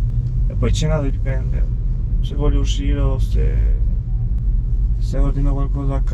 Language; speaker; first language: Italian; non-native, fluent; Albanian